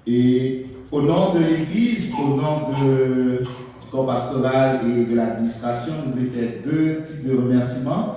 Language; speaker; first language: French; non-native, local second language; Haitian Creole